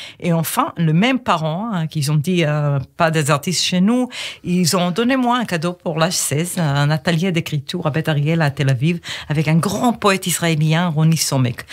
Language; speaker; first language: French; non-native, fluent; Hebrew